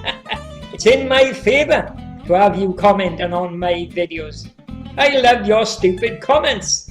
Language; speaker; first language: English; native; English